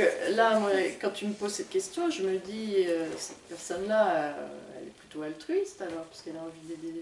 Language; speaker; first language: French; native; French